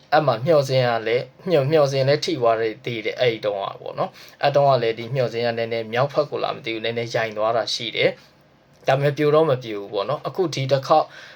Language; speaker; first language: Burmese; native; Burmese